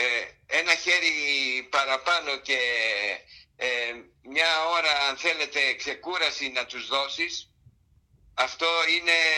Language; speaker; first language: Greek; native; Greek